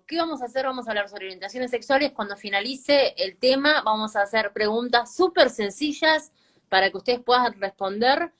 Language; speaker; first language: Spanish; native; Spanish